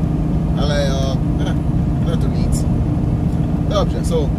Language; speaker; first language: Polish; non-native, learner; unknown